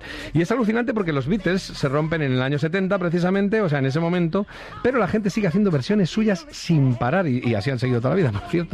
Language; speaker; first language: Spanish; native; Spanish